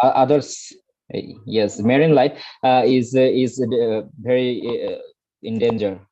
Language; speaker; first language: English; non-native, learner; Bangla